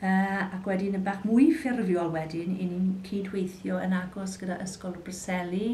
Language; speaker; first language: Welsh; native; Welsh